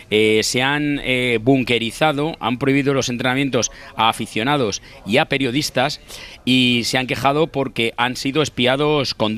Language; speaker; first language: Spanish; native; Spanish